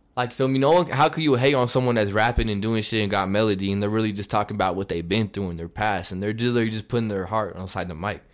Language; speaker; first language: English; native; English